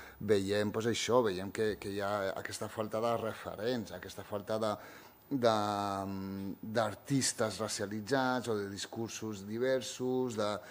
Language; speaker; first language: Catalan; early bilingual, other home language; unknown